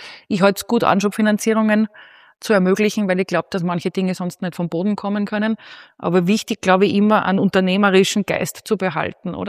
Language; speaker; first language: German; native; German